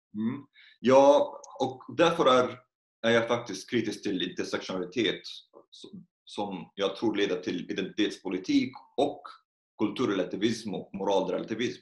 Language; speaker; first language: Swedish; non-native, fluent; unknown